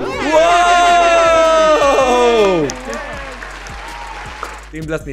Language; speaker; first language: Hebrew; native; Hebrew